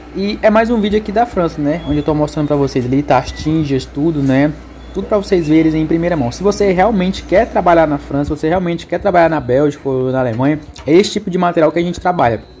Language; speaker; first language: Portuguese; native; Portuguese